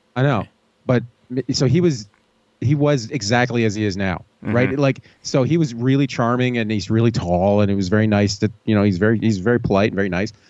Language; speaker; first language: English; native; English